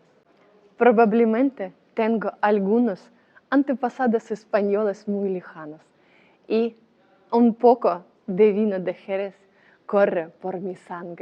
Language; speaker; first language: Spanish; non-native, learner; Russian